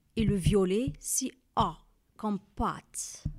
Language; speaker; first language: French; non-native, learner; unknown